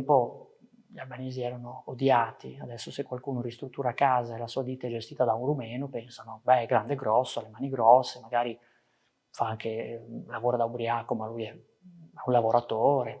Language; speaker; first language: Italian; early bilingual, other home language; Persian